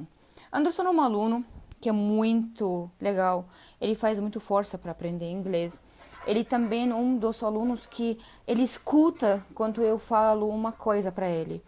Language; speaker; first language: Portuguese; non-native, learner; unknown